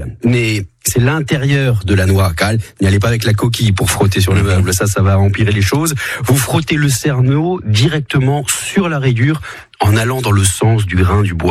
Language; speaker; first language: French; native; French